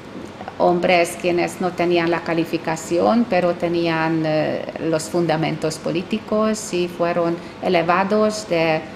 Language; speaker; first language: Spanish; non-native, fluent; Hungarian